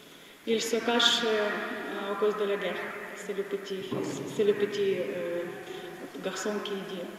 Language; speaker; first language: French; non-native, learner; Ukrainian